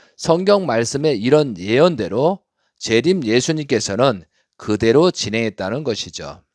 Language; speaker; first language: Korean; native; Korean